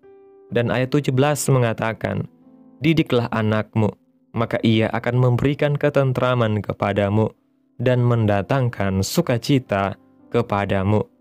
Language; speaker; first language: Indonesian; native; Indonesian